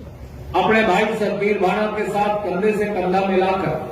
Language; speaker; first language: Hindi; native; Hindi